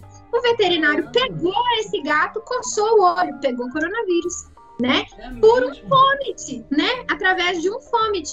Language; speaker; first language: Portuguese; native; Portuguese